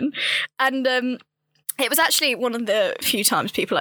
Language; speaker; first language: English; native; English